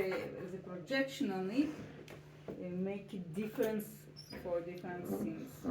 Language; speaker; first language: English; non-native, learner; Russian